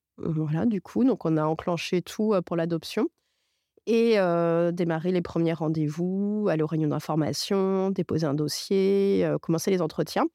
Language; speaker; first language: French; non-native, local second language; Arabic